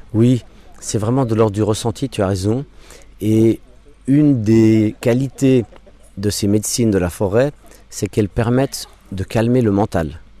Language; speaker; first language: French; non-native, local second language; English